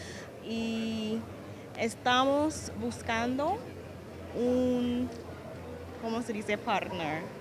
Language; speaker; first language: Spanish; non-native, learner; English